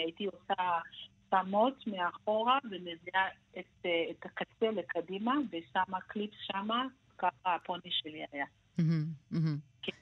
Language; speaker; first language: Hebrew; non-native, fluent; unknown